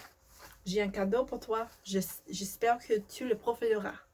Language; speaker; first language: French; non-native, learner; English